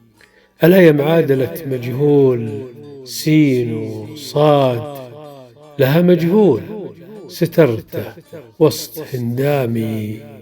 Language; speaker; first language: Arabic; native; Arabic